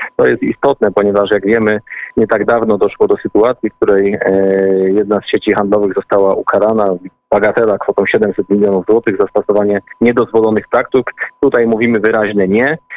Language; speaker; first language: Polish; native; Polish